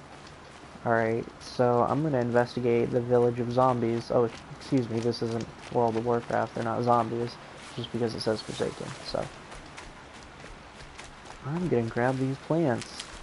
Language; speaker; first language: English; native; English